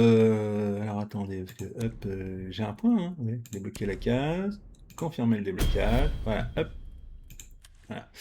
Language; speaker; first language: French; native; French